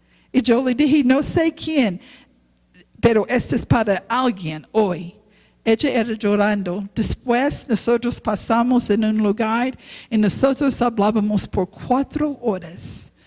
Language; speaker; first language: Spanish; non-native, learner; English